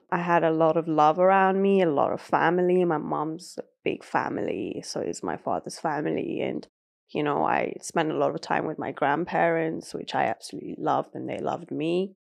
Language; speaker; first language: English; early bilingual, other home language; Persian